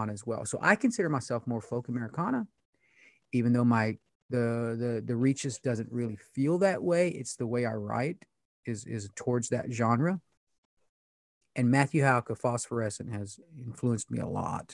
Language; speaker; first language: English; early bilingual, other home language; Pennsylvania German